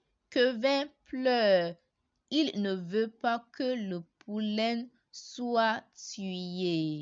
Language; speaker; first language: French; non-native, learner; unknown